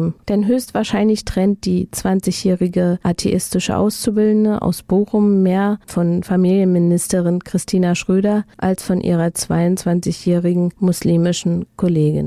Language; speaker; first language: German; native; German